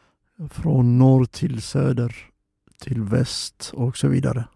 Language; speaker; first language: Swedish; non-native, fluent; Oromo